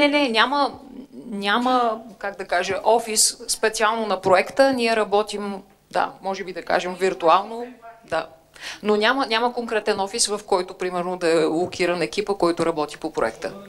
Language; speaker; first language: Bulgarian; native; Bulgarian